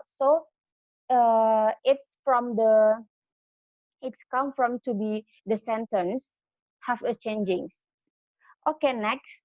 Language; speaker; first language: English; non-native, learner; Indonesian